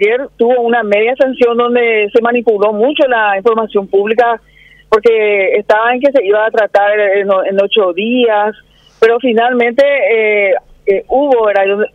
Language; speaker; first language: Spanish; native; Spanish